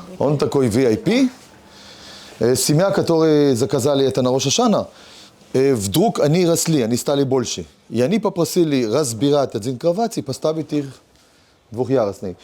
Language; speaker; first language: Russian; early bilingual, heritage; Hebrew